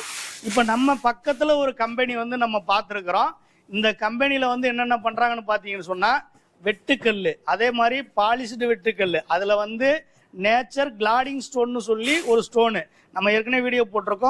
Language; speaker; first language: Tamil; native; Tamil